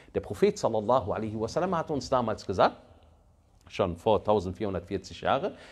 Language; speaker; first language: German; early bilingual, other home language; Arabic